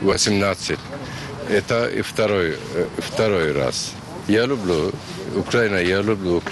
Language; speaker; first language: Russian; non-native, learner; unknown